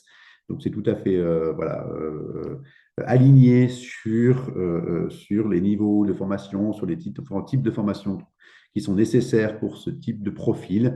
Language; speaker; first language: French; native; French